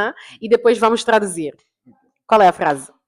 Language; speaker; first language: Portuguese; non-native, fluent; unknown